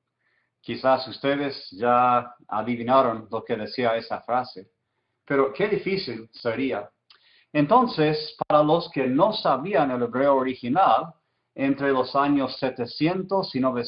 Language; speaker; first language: Spanish; non-native, fluent; English